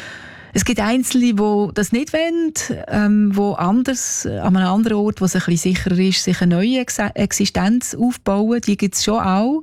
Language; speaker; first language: German; native; German